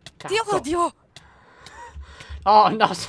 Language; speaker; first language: Italian; native; Italian